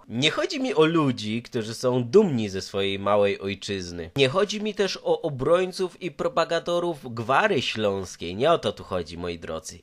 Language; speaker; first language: Polish; native; Polish